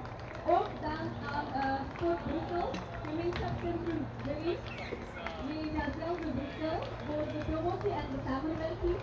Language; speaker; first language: Dutch; non-native, learner; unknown